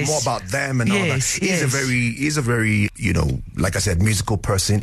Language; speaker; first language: English; non-native, local second language; Yoruba